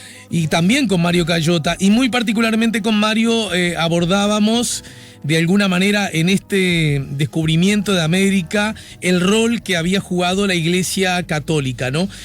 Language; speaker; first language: Spanish; native; Spanish